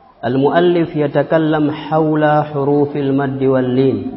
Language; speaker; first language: Arabic; non-native, fluent; Swahili